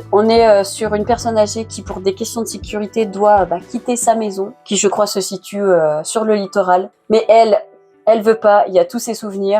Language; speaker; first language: French; native; French